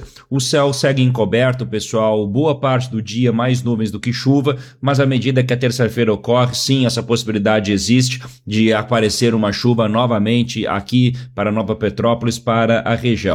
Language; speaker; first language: Portuguese; native; Portuguese